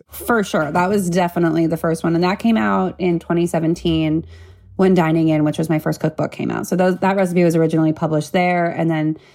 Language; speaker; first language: English; native; English